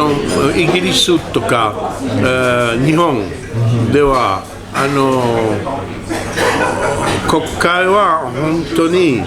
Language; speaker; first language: Japanese; non-native, learner; French